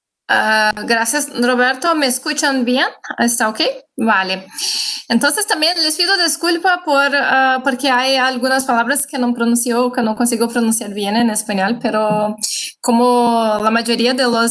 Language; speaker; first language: Spanish; non-native, fluent; Portuguese